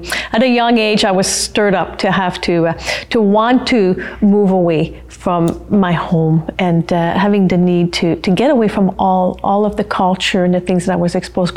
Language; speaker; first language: English; non-native, fluent; French